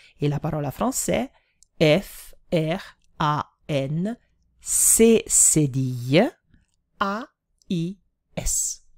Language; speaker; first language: French; non-native, fluent; Italian